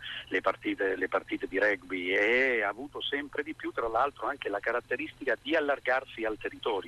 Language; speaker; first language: Italian; native; Italian